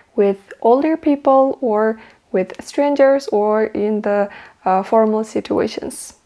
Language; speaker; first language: English; non-native, fluent; Kazakh